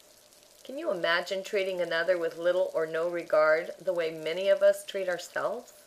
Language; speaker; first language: English; native; English